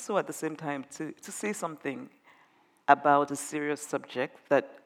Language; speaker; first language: English; non-native, local second language; Igbo